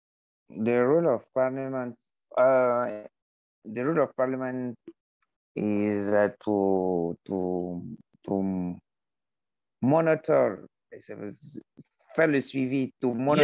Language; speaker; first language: English; non-native, learner; Arabic